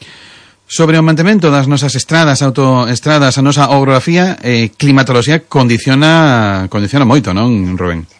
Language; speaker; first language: Galician; non-native, local second language; Spanish